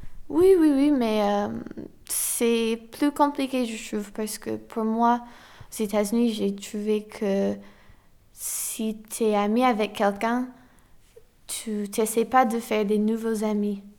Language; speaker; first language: French; non-native, fluent; English